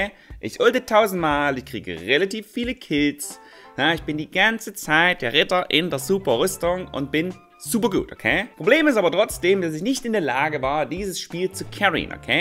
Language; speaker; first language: German; native; German